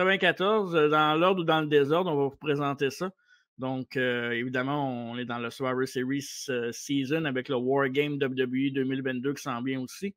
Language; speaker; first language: French; native; French